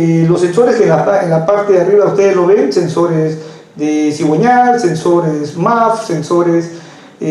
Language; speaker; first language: Spanish; native; Spanish